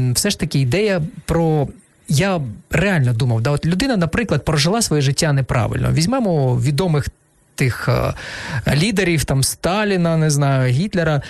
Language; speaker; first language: Ukrainian; non-native, local second language; Russian